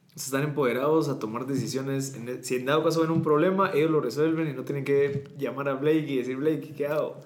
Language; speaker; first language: Spanish; native; Spanish